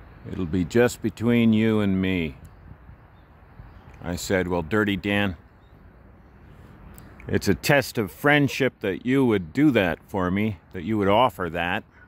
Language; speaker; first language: English; native; English